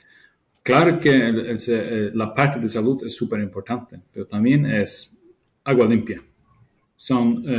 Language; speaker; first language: Spanish; non-native, fluent; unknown